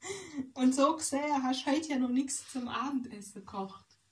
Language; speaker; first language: German; native; German